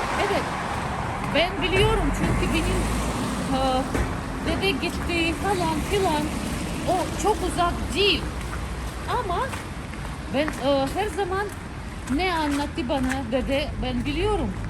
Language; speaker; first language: Turkish; non-native, learner; Russian